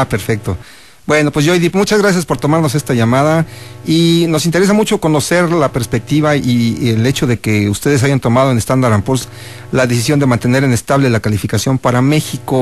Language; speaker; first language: Spanish; native; Spanish